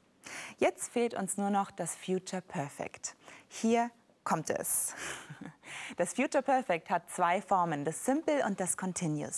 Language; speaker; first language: German; native; German